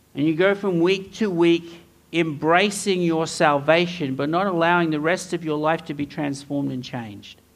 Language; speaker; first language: English; native; English